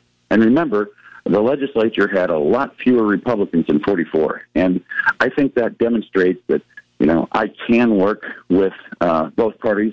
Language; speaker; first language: English; native; English